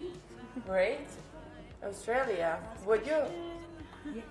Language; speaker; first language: English; non-native, learner; Serbian